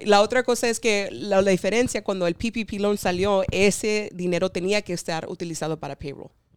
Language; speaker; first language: Spanish; early bilingual, heritage; Spanish